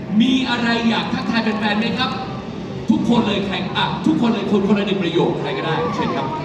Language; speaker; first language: Thai; native; Thai